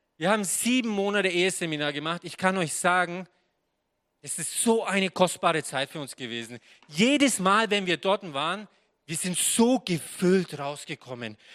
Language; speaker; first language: German; non-native, fluent; Serbian